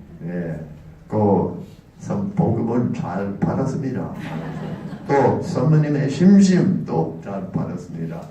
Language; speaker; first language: Korean; non-native, learner; English